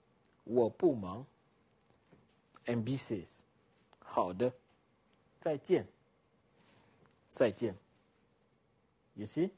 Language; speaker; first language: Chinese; non-native, fluent; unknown